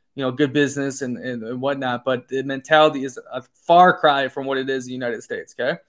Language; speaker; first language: English; native; English